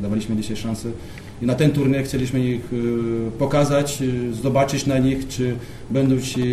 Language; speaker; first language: Polish; non-native, fluent; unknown